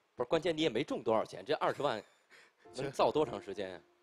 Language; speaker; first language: Chinese; native; Chinese